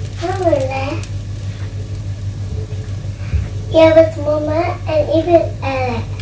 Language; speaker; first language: Dutch; early bilingual, other home language; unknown